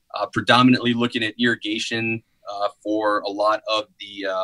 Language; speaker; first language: English; native; English